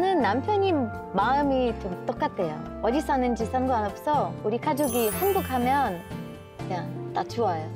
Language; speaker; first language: Korean; non-native, learner; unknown